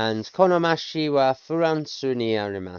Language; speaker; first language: Japanese; non-native, learner; English